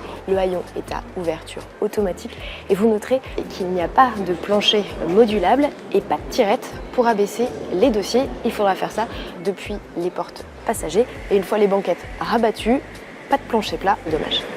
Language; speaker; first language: French; native; French